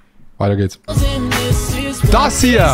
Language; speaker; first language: German; native; German